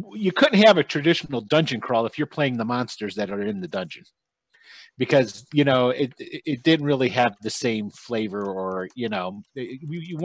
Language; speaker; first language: English; native; English